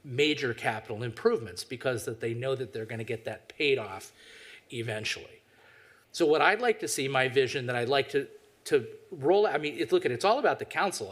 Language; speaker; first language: English; native; English